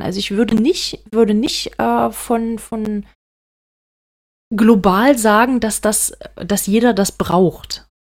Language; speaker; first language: German; native; German